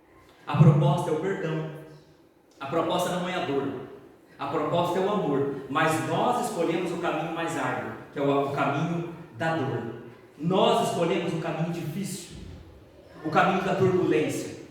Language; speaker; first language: Portuguese; native; Portuguese